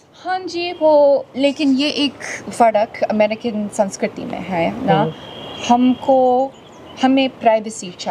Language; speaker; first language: Hindi; non-native, learner; English